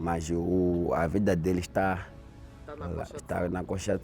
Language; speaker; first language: Portuguese; non-native, local second language; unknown